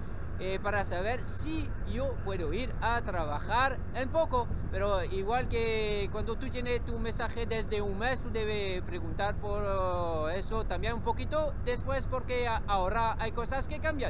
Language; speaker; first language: Spanish; non-native, learner; French